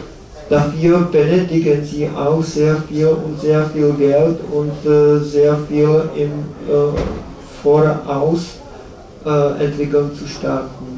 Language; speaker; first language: German; non-native, learner; Czech